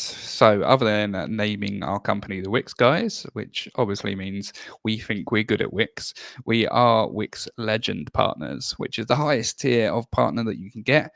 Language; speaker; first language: English; native; English